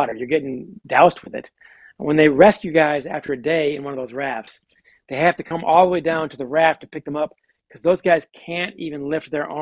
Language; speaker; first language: English; native; English